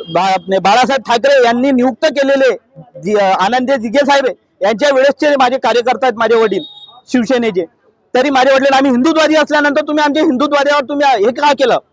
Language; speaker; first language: Marathi; non-native, local second language; Hindi